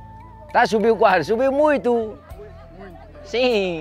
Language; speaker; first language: Portuguese; non-native, learner; Vietnamese